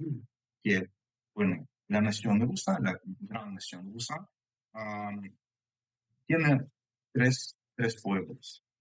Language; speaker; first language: Spanish; non-native, fluent; Ukrainian